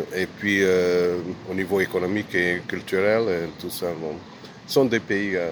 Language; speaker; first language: French; non-native, fluent; Amharic